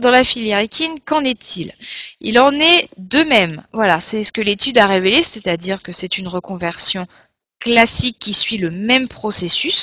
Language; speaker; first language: French; native; French